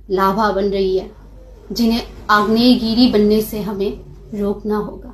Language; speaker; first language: Hindi; non-native, local second language; Bangla